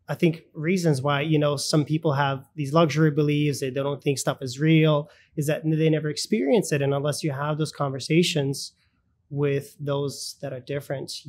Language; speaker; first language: English; early bilingual, other home language; Russian